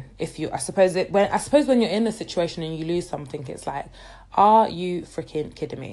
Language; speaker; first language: English; native; English